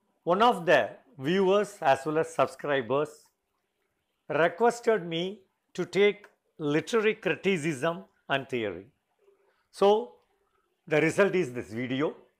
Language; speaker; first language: English; non-native, local second language; Tamil